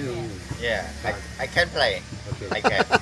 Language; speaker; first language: English; non-native, learner; Khmer